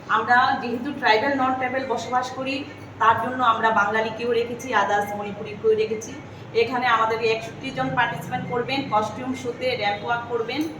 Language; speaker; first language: Bangla; native; Bangla